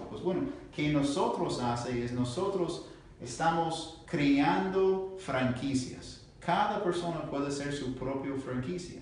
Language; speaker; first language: Spanish; non-native, learner; English